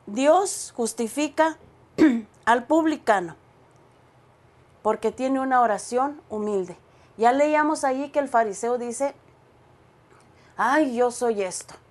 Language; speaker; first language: Spanish; native; Spanish